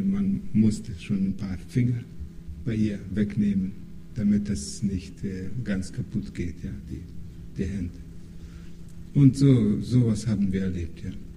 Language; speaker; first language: German; non-native, fluent; Russian